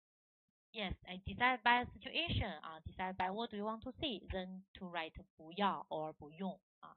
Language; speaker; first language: English; non-native, learner; Chinese